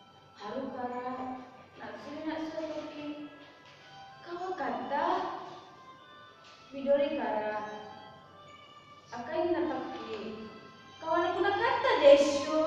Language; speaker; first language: Japanese; non-native, learner; Indonesian